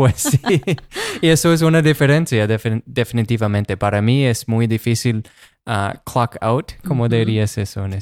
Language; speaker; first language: Spanish; non-native, fluent; English